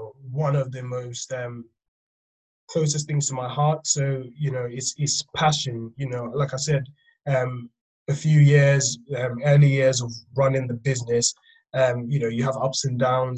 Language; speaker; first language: English; non-native, local second language; Akan